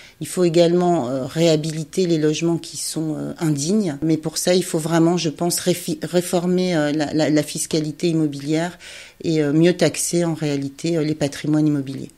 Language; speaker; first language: French; native; French